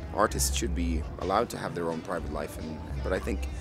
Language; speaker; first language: English; non-native, fluent; Norwegian